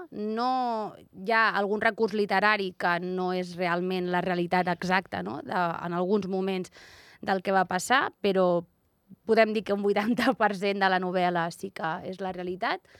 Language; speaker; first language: Catalan; native; Catalan